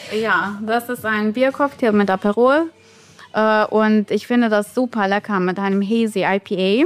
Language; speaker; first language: German; non-native, fluent; Bosnian